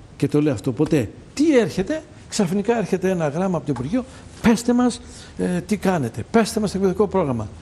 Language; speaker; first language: Greek; early bilingual, heritage; Greek